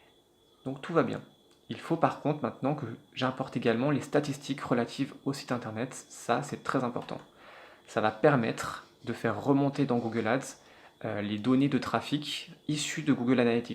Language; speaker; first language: French; native; French